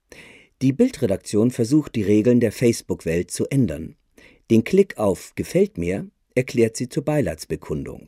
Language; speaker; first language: German; native; German